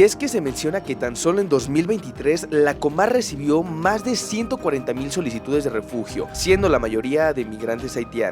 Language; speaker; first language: Spanish; native; Spanish